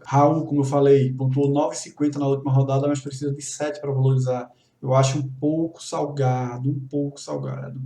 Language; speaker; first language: Portuguese; native; Portuguese